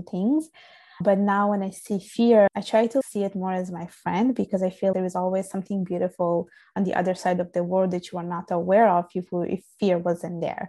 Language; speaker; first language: English; non-native, fluent; Italian